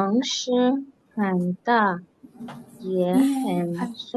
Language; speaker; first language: Chinese; non-native, learner; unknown